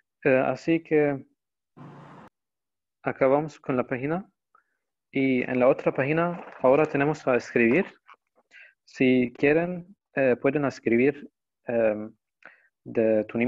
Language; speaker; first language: Spanish; non-native, fluent; Arabic